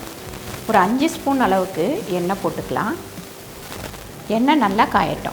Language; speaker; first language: Tamil; native; Tamil